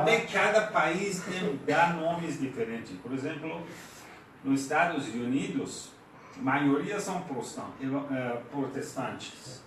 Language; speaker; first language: Portuguese; non-native, fluent; Persian